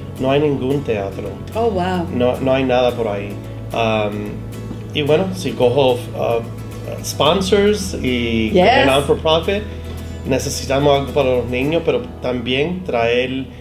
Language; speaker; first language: Spanish; early bilingual, heritage; Spanish